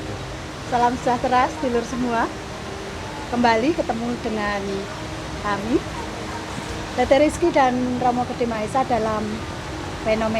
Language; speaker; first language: Indonesian; native; Indonesian